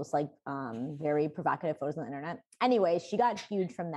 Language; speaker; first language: English; native; English